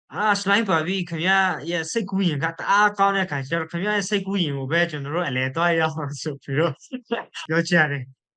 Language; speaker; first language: Burmese; non-native, local second language; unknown